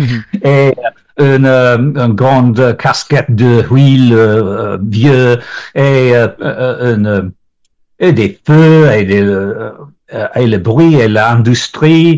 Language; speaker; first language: French; non-native, learner; English